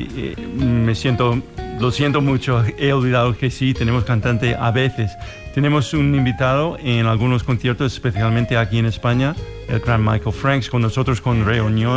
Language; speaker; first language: Spanish; non-native, fluent; English